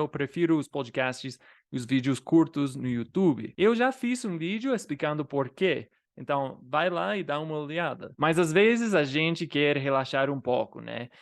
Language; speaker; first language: Portuguese; non-native, fluent; English